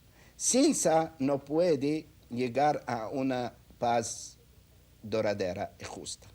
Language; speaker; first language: Spanish; non-native, fluent; Arabic